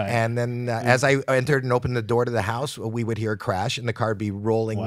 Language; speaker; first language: English; native; English